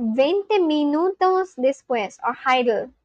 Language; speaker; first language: Spanish; non-native, learner; Bangla